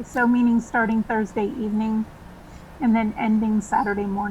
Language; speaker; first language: English; native; English